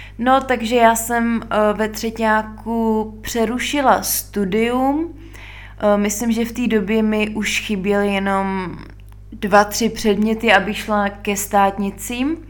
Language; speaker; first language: Czech; native; Czech